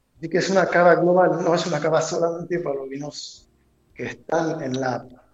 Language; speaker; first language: Spanish; non-native, fluent; French